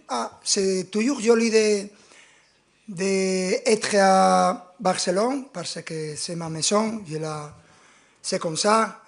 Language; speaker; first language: French; non-native, fluent; Spanish